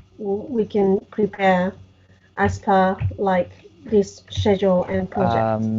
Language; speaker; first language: English; non-native, fluent; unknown